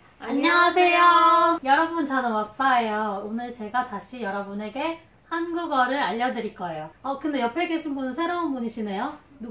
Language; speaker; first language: Korean; non-native, fluent; Arabic